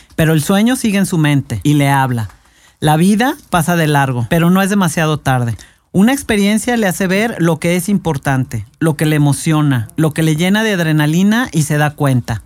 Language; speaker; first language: Spanish; native; Spanish